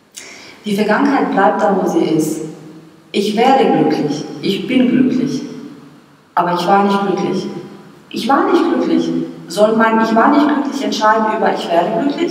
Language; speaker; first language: German; non-native, fluent; Bosnian